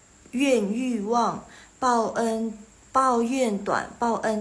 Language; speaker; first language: Chinese; non-native, local second language; Indonesian